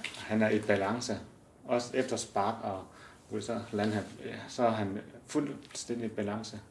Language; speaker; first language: Danish; non-native, learner; Chinese